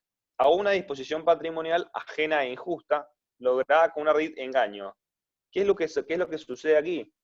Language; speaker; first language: Spanish; native; Spanish